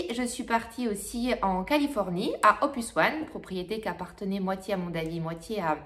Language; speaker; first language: French; native; French